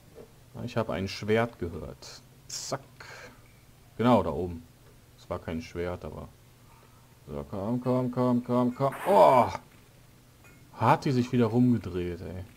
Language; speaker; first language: German; native; German